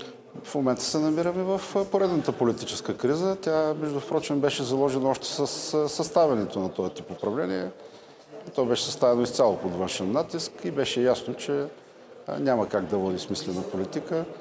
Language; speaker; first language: Bulgarian; native; Bulgarian